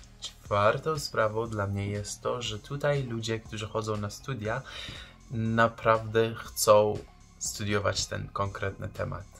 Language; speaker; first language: Polish; non-native, fluent; Persian